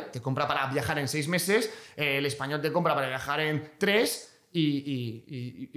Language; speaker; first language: Spanish; native; Spanish